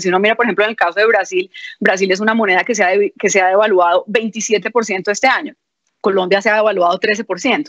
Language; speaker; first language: Spanish; native; Spanish